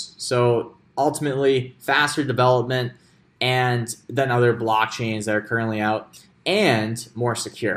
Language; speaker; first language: English; native; English